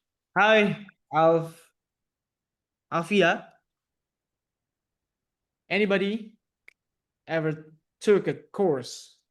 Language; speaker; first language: English; non-native, fluent; Indonesian